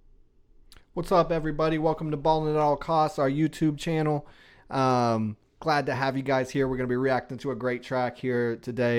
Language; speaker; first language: English; native; English